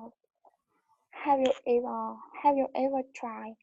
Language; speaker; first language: English; non-native, learner; Vietnamese